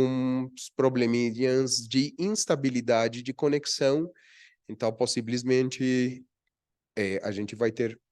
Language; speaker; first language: Portuguese; non-native, fluent; Spanish